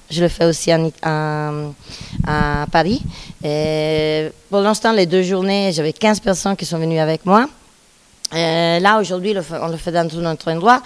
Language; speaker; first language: French; non-native, fluent; Italian